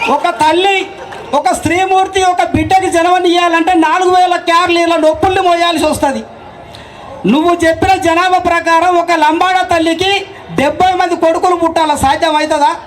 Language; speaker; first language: Telugu; non-native, local second language; Koya